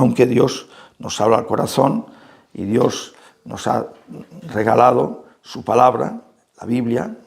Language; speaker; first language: Spanish; native; Spanish